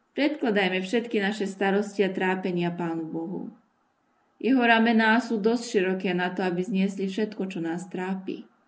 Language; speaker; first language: Slovak; early bilingual, heritage; Slovak